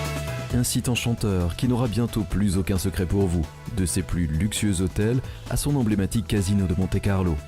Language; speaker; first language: French; native; French